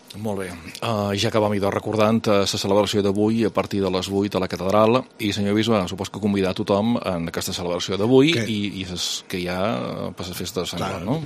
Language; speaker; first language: Catalan; native; Catalan